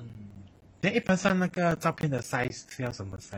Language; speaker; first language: Chinese; native; Chinese